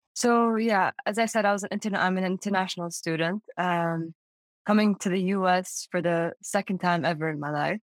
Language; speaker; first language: English; non-native, fluent; Arabic